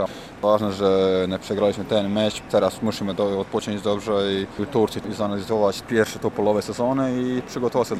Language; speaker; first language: Polish; non-native, fluent; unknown